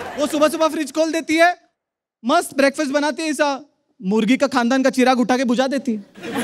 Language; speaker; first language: Hindi; non-native, local second language; Gujarati